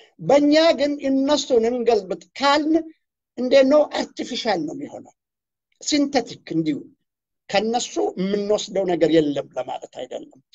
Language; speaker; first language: Amharic; non-native, local second language; Oromo